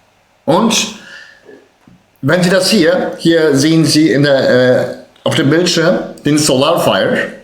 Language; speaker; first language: German; early bilingual, other home language; Turkish